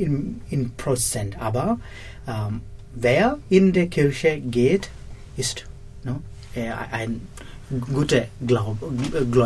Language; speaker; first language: German; non-native, learner; Malayalam